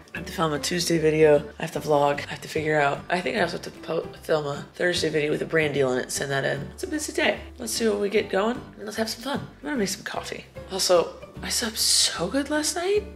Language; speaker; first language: English; native; English